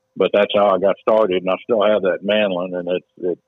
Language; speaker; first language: English; native; English